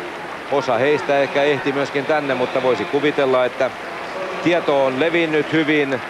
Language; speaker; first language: Finnish; native; Finnish